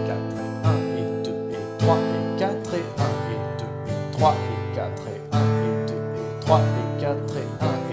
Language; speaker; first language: French; native; French